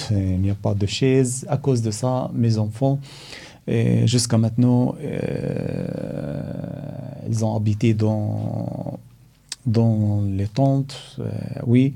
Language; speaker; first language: French; non-native, learner; Arabic